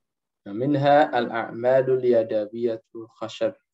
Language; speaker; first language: Arabic; non-native, fluent; Indonesian